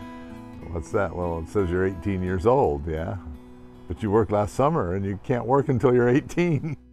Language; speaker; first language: English; native; English